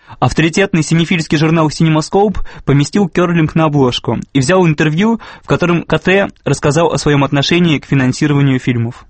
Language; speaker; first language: Russian; native; Russian